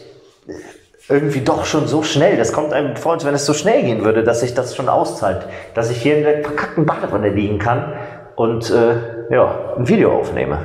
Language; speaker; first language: German; native; German